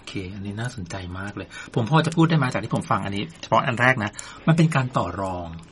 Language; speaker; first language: Thai; native; Thai